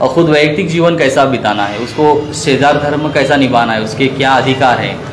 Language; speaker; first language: Hindi; non-native, local second language; Marathi